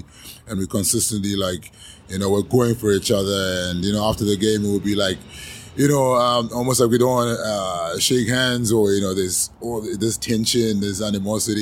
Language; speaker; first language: English; non-native, local second language; Shona